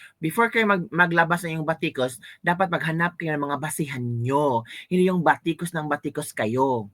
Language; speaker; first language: Filipino; non-native, local second language; Cebuano